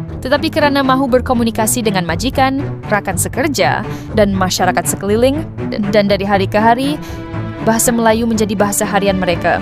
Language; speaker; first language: Malay; native; Malay